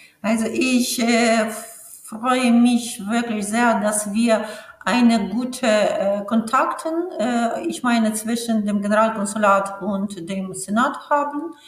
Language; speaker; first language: German; non-native, fluent; Ukrainian